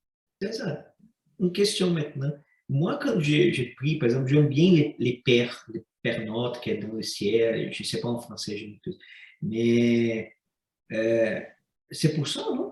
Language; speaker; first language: French; non-native, fluent; Portuguese